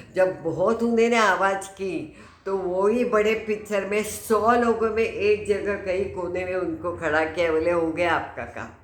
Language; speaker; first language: Hindi; non-native, local second language; Marathi